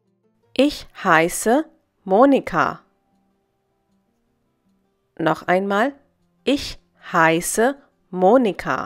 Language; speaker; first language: German; non-native, fluent; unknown